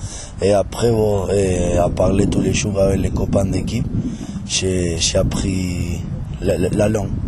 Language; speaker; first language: French; non-native, fluent; Spanish